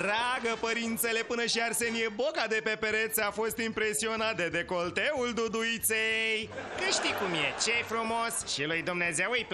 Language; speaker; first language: Romanian; native; Romanian